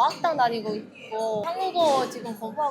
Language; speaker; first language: Korean; non-native, learner; Chinese